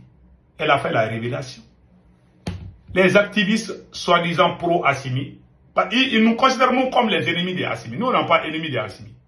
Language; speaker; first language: French; non-native, local second language; Bambara